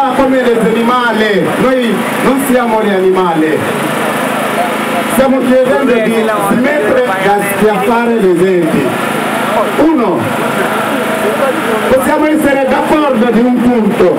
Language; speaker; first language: Italian; non-native, learner; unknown